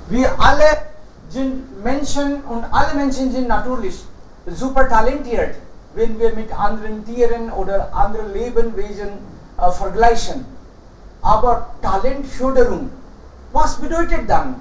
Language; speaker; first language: German; non-native, fluent; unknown